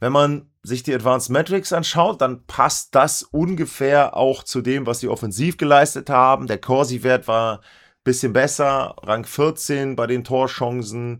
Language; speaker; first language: German; native; German